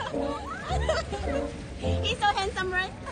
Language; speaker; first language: English; non-native, learner; Korean